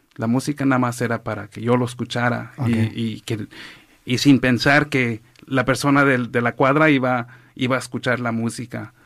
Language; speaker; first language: Spanish; early bilingual, heritage; Spanish